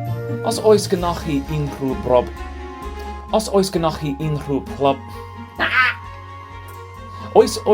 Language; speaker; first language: Welsh; non-native, learner; English